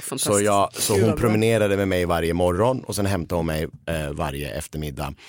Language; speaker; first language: Swedish; early bilingual, other home language; Persian